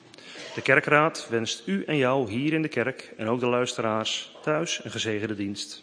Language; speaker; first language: Dutch; native; Dutch